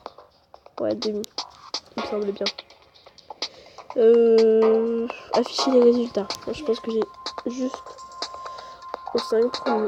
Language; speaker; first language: French; native; French